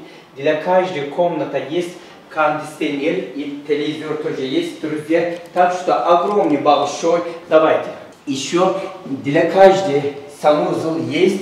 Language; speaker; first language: Russian; non-native, learner; Turkish